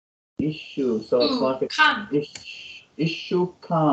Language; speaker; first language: English; non-native, learner; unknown